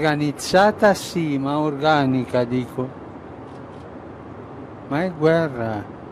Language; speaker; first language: Italian; non-native, fluent; Spanish